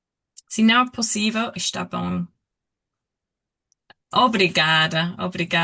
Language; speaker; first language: Portuguese; non-native, learner; English